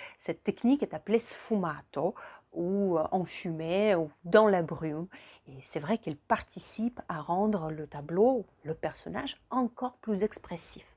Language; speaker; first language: French; non-native, fluent; Russian